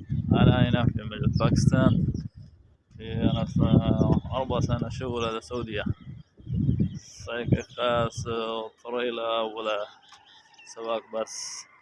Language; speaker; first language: Arabic; non-native, learner; Saraiki